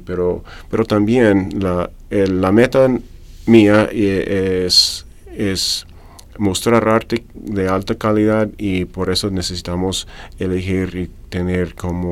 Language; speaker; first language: Spanish; non-native, fluent; English